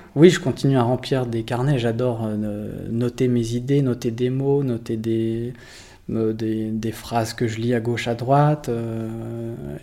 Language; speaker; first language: French; native; French